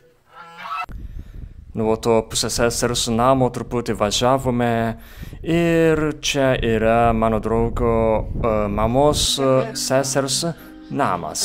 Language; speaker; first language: Lithuanian; non-native, fluent; Japanese